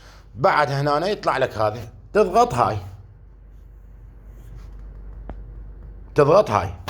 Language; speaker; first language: Arabic; native; Arabic